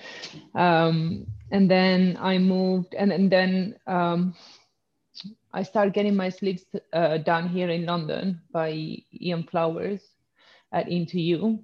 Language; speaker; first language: English; non-native, fluent; Italian